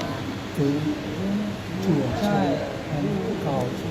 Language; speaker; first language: Chinese; non-native, learner; Indonesian